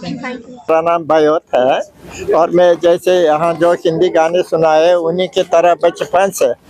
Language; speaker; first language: Hindi; non-native, fluent; Uzbek